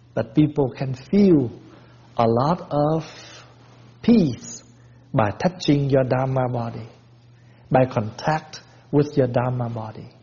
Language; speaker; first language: English; non-native, fluent; Vietnamese